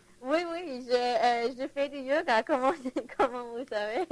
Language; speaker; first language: French; non-native, learner; German